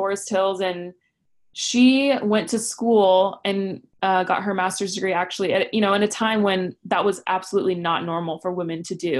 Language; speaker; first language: English; native; English